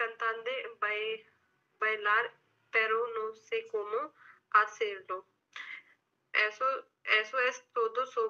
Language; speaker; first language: Spanish; non-native, learner; Hindi